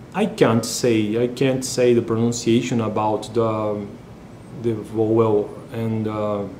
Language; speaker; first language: English; non-native, learner; Portuguese